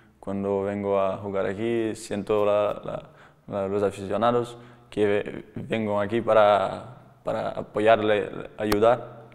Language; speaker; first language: Spanish; non-native, learner; Portuguese